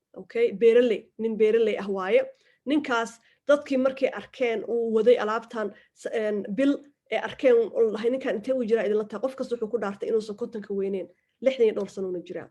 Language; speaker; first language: Somali; early bilingual, heritage; Somali